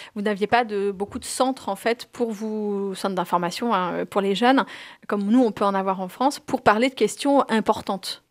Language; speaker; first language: French; native; French